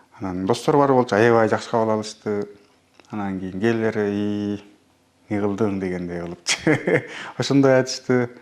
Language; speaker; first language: Kyrgyz; early bilingual, heritage; Kyrgyz